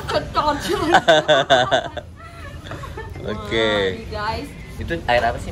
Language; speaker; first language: Indonesian; native; Indonesian